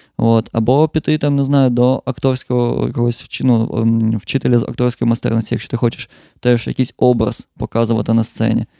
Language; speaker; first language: Ukrainian; non-native, local second language; Russian